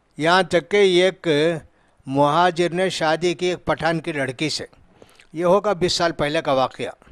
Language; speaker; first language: Urdu; native; Urdu